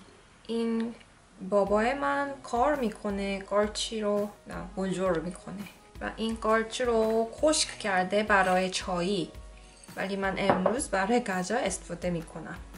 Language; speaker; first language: Persian; non-native, learner; Korean